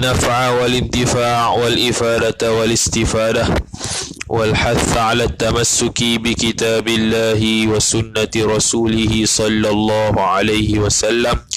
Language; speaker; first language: Arabic; non-native, fluent; Malay